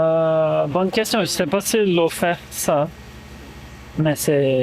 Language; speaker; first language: French; non-native, fluent; Portuguese